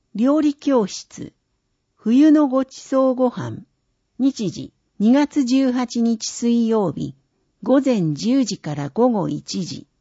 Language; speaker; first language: Japanese; native; Japanese